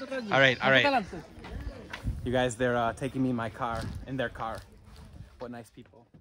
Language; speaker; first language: English; native; English